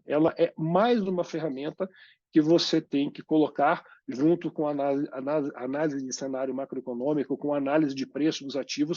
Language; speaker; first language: Portuguese; native; Portuguese